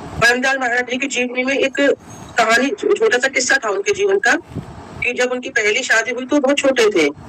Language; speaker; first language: Hindi; native; Hindi